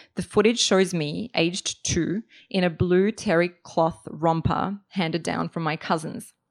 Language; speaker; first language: English; native; English